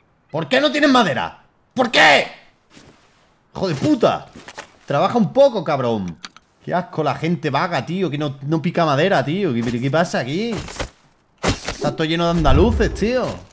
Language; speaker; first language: Spanish; native; Spanish